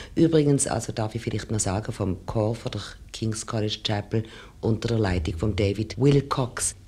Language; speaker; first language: German; native; German